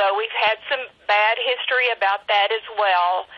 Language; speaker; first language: English; native; English